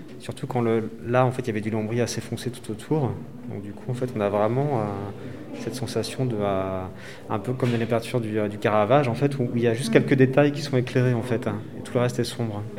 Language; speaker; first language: French; native; French